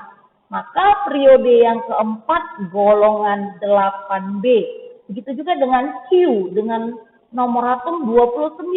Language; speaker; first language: Indonesian; native; Indonesian